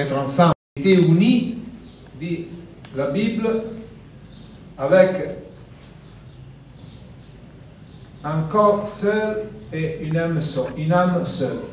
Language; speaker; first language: French; non-native, fluent; Italian